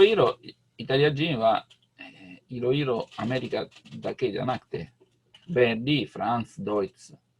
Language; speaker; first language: Japanese; non-native, learner; Italian